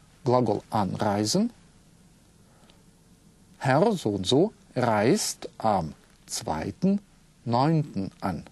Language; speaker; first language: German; non-native, fluent; Russian